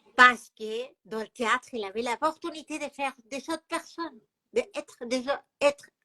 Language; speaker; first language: French; non-native, fluent; Spanish